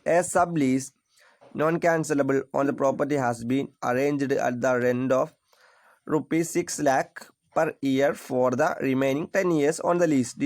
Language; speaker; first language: English; non-native, local second language; Malayalam